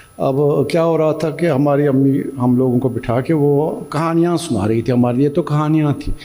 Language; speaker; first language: Urdu; non-native, fluent; Turkish